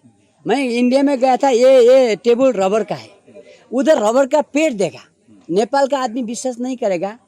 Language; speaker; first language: Hindi; non-native, learner; Nepali